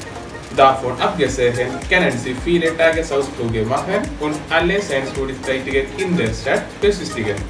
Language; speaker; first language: German; non-native, learner; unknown